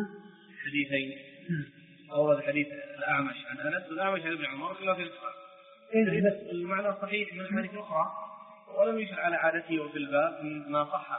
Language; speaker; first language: Arabic; native; Arabic